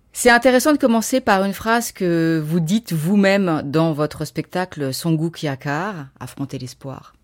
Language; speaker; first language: French; native; French